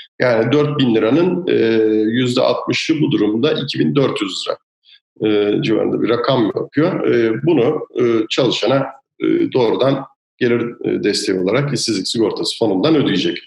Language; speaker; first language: Turkish; native; Turkish